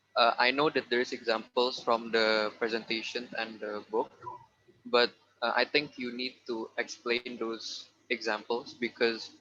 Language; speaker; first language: English; non-native, fluent; Indonesian